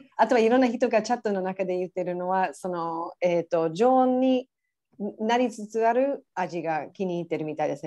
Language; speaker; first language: Japanese; non-native, fluent; English